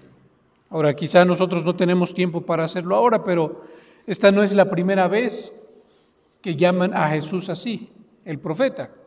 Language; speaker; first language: Spanish; native; Spanish